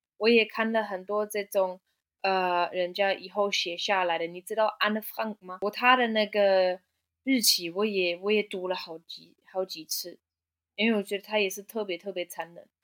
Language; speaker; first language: Chinese; non-native, fluent; German